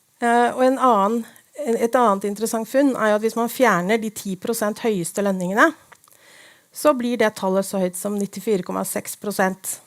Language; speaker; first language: Norwegian; native; Norwegian